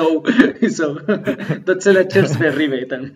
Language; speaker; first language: Czech; non-native, fluent; Spanish